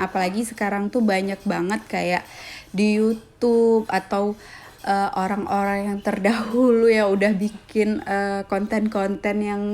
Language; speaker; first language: Indonesian; native; Indonesian